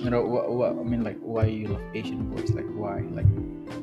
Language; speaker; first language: English; non-native, learner; Indonesian